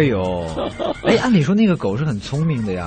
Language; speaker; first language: Chinese; native; Chinese